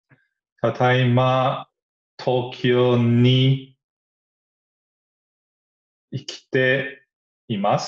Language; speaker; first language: Japanese; non-native, learner; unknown